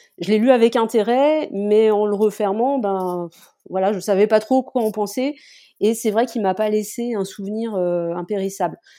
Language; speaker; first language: French; native; French